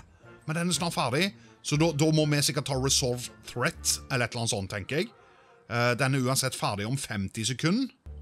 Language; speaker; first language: Norwegian; native; Norwegian